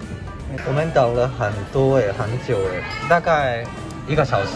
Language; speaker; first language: Chinese; non-native, fluent; Japanese